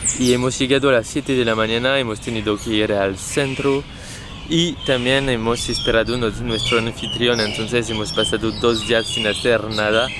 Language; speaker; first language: Spanish; non-native, fluent; French